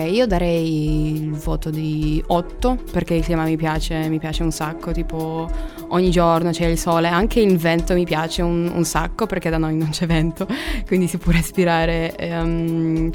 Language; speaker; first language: Italian; non-native, fluent; Polish